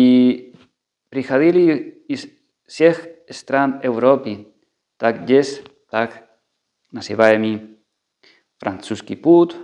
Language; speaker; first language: Russian; non-native, fluent; Spanish